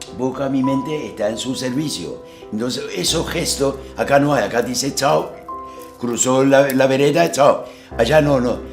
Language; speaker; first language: Spanish; non-native, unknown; Azerbaijani